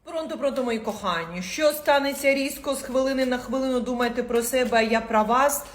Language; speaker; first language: Ukrainian; non-native, local second language; Russian